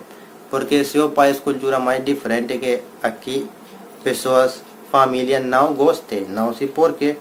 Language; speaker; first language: Portuguese; non-native, learner; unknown